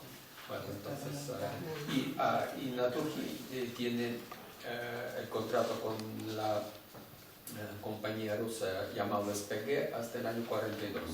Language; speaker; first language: Spanish; non-native, fluent; Russian